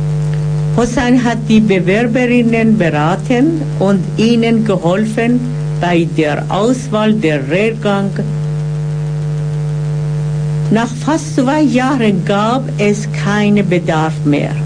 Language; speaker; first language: German; non-native, fluent; Persian